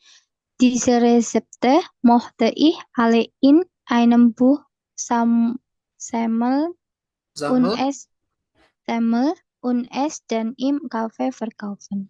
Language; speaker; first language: German; non-native, learner; Indonesian